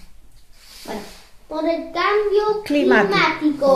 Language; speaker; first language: Spanish; early bilingual, heritage; Spanish